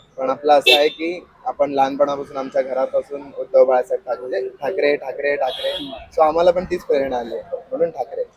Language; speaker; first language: Marathi; native; Marathi